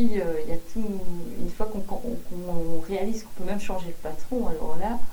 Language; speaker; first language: French; native; French